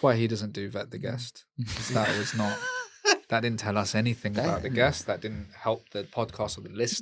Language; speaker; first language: English; native; English